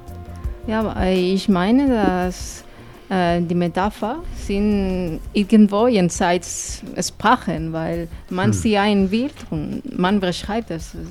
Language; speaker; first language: German; non-native, fluent; Spanish